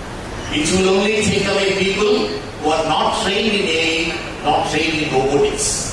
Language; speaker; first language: English; non-native, local second language; Telugu